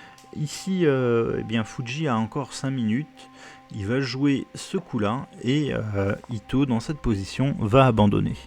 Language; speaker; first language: French; native; French